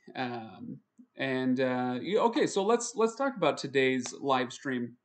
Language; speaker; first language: English; native; English